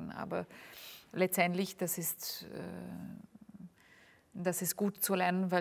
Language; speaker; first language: German; non-native, fluent; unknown